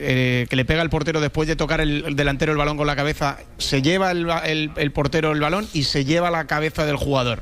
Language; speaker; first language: Spanish; native; Spanish